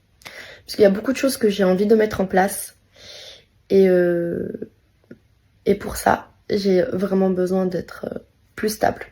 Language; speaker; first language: French; native; French